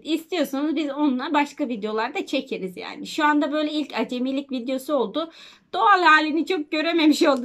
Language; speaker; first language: Turkish; native; Turkish